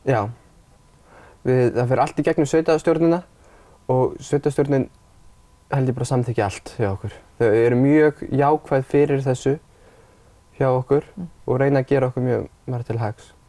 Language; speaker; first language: Icelandic; native; Icelandic